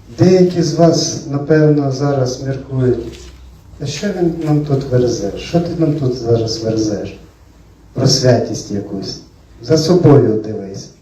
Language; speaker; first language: Ukrainian; non-native, local second language; Russian